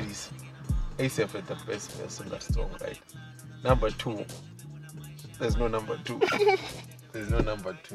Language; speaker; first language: English; non-native, local second language; Shona